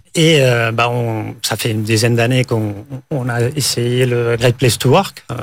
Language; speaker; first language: French; non-native, fluent; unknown